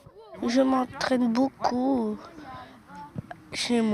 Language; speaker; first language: French; early bilingual, other home language; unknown